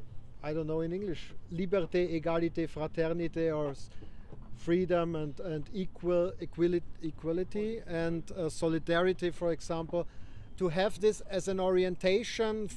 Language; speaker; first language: English; non-native, fluent; German